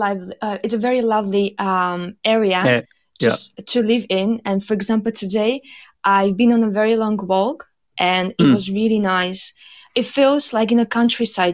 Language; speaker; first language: English; non-native, fluent; Slovak